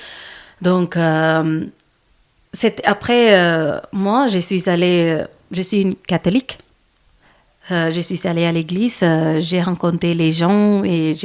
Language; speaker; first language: French; non-native, learner; Malayalam